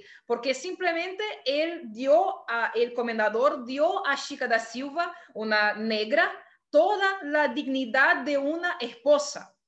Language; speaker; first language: Spanish; non-native, fluent; Portuguese